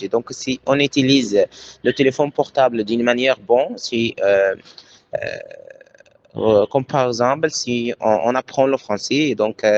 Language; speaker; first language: French; non-native, learner; Arabic